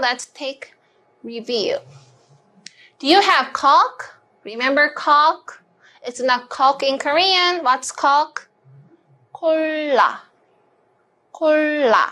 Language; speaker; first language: English; non-native, fluent; Korean